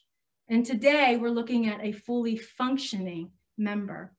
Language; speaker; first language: English; native; English